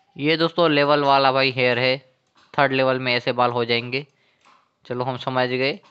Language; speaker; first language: Hindi; non-native, local second language; Gujarati